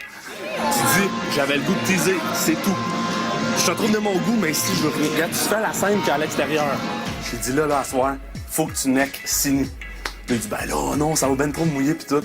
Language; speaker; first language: French; native; French